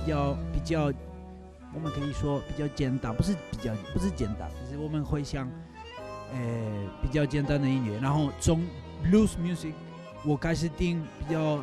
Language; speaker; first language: Chinese; non-native, learner; Spanish